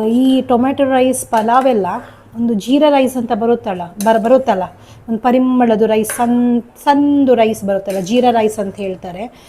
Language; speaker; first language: Kannada; non-native, local second language; Tulu